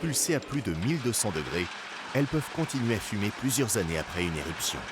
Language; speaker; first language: French; native; French